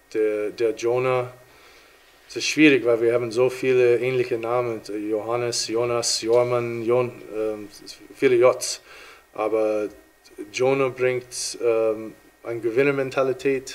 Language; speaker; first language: German; non-native, fluent; English